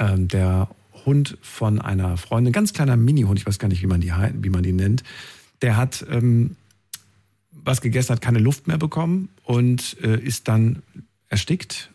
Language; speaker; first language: German; native; German